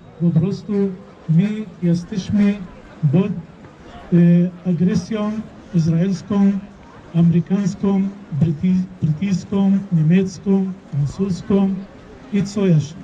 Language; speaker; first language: Polish; non-native, fluent; Arabic